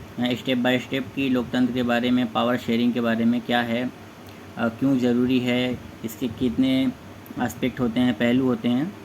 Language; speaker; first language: Hindi; native; Hindi